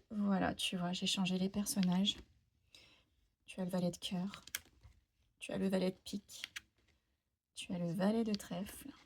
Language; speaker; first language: French; native; French